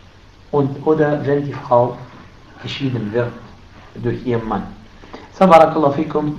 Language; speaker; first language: German; non-native, fluent; Arabic